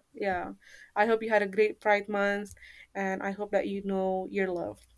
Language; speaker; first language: English; non-native, fluent; Indonesian